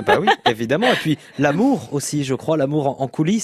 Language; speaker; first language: French; native; French